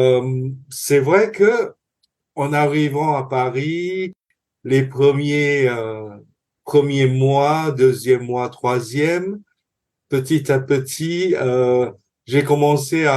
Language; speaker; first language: French; non-native, fluent; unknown